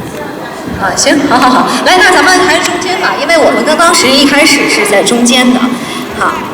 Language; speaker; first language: Chinese; native; Chinese